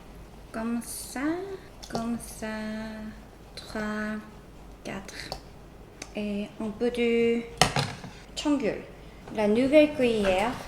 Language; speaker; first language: French; non-native, learner; Korean